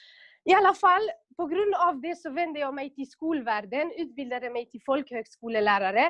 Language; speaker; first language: Swedish; non-native, local second language; Kurdish